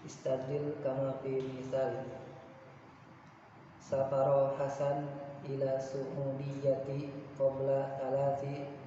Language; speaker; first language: Arabic; non-native, learner; Indonesian